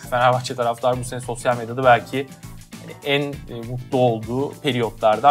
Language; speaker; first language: Turkish; native; Turkish